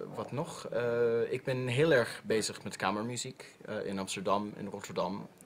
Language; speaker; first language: Dutch; non-native, fluent; English